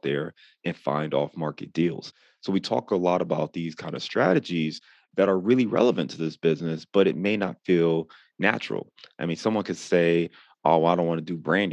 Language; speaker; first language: English; native; English